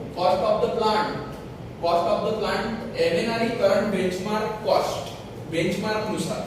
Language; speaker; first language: Hindi; non-native, local second language; Marathi